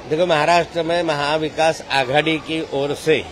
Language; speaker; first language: Hindi; non-native, local second language; Marathi